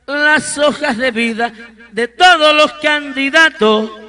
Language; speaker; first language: Spanish; native; Spanish